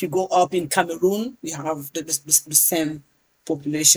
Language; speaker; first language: English; non-native, fluent; Hausa